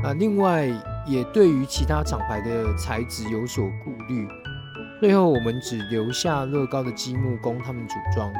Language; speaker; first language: Chinese; native; Chinese